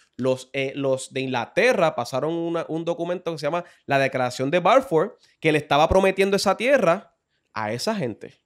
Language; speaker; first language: Spanish; native; Spanish